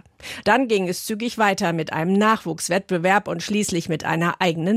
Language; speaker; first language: German; native; German